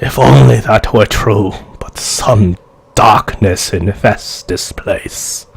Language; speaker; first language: English; native; English